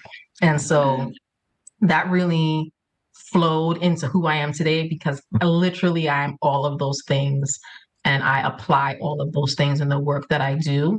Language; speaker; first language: English; early bilingual, other home language; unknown